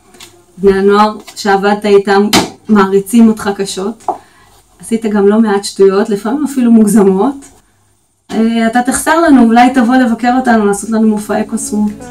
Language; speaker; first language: Hebrew; native; Hebrew